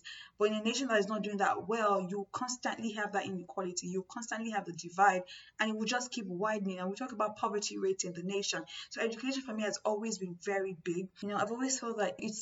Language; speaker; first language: English; non-native, local second language; Yoruba